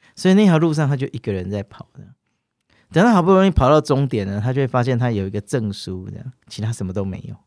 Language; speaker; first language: Chinese; native; Chinese